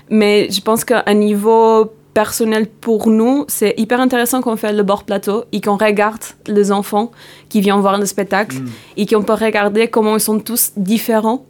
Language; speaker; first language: French; non-native, fluent; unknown